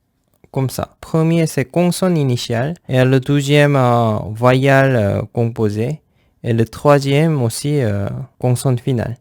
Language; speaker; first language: French; non-native, fluent; Korean